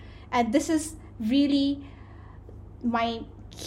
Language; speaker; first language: English; non-native, local second language; Malay